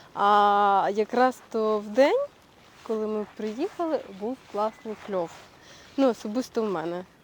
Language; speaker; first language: Ukrainian; native; Ukrainian